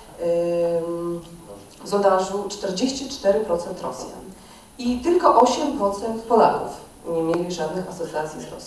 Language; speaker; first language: Polish; non-native, fluent; Russian